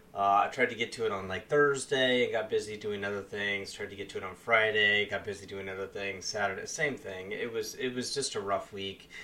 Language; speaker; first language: English; native; English